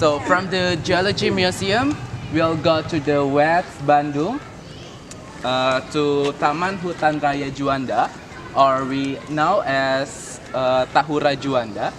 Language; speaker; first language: English; non-native, learner; Indonesian